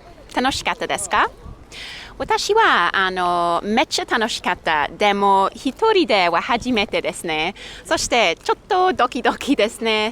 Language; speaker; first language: Japanese; non-native, learner; English